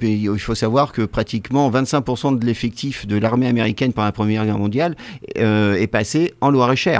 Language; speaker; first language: French; native; French